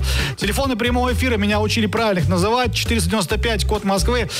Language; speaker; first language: Russian; native; Russian